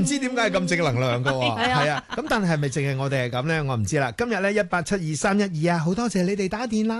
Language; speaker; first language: Cantonese; native; Cantonese